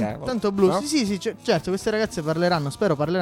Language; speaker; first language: Italian; native; Italian